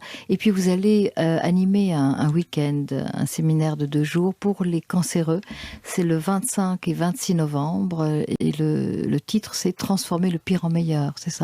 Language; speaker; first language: French; native; French